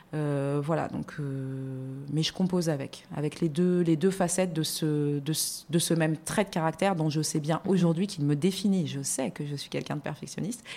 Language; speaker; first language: French; native; French